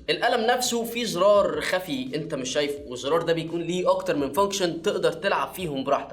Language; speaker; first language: Arabic; native; Arabic